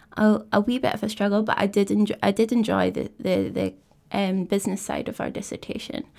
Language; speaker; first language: English; native; English